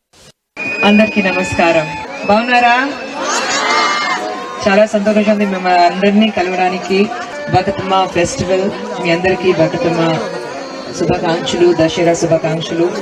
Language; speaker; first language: Telugu; non-native, fluent; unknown